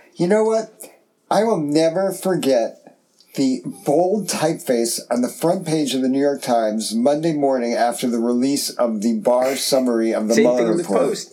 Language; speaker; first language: English; early bilingual, other home language; German